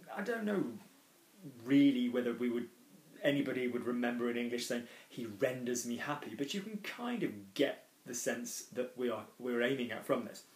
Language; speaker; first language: English; native; English